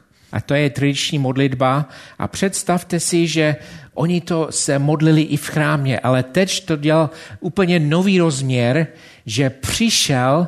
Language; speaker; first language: Czech; non-native, fluent; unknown